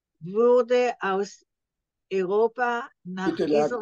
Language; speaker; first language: German; non-native, learner; Hebrew